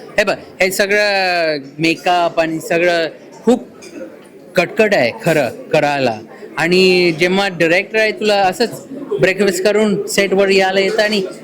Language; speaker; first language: Marathi; early bilingual, heritage; Marathi